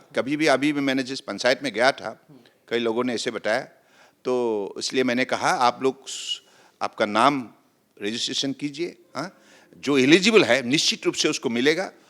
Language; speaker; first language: Hindi; non-native, local second language; Assamese